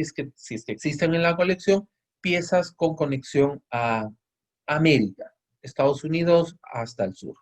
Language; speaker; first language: Spanish; native; Spanish